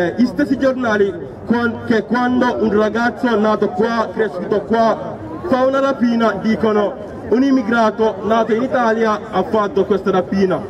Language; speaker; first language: Italian; non-native, fluent; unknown